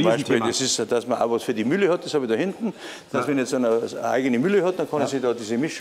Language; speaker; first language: German; native; German